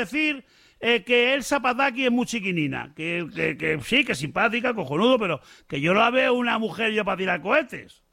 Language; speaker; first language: Spanish; native; Spanish